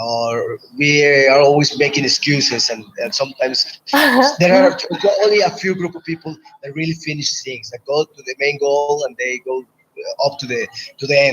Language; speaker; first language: English; non-native, fluent; Spanish